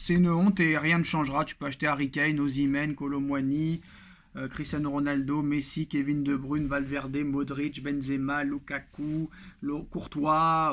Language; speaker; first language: French; native; French